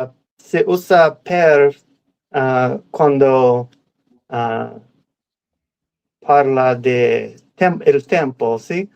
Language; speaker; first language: Italian; non-native, learner; English